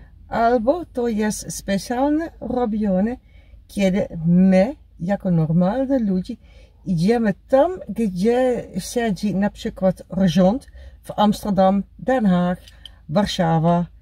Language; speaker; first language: Polish; non-native, learner; Dutch